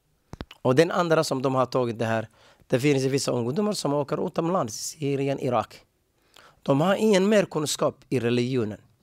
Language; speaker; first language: Swedish; non-native, learner; Somali